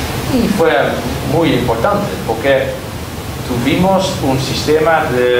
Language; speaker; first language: Spanish; non-native, learner; Dutch